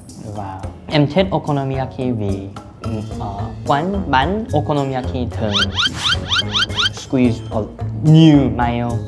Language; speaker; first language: Vietnamese; non-native, fluent; Korean